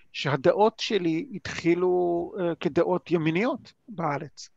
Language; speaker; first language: Hebrew; non-native, fluent; Hungarian